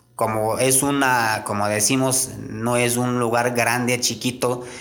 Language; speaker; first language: Spanish; non-native, learner; Turkish